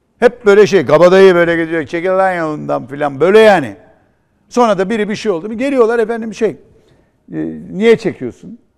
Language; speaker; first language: Turkish; native; Turkish